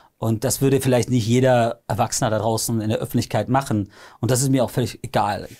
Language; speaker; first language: German; early bilingual, other home language; English